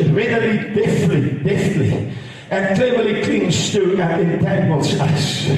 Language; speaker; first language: English; non-native, local second language; Afrikaans